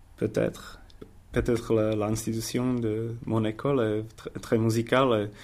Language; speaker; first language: French; non-native, learner; Czech